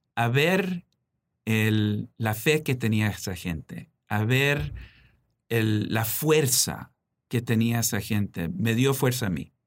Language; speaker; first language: Spanish; early bilingual, heritage; Spanish